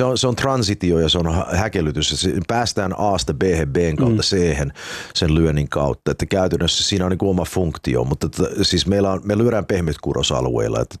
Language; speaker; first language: Finnish; early bilingual, heritage; Finnish